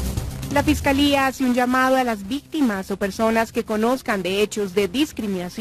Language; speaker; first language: Spanish; native; Spanish